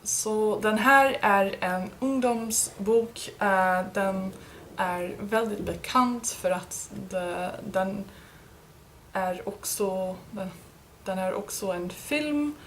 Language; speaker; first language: Swedish; non-native, learner; English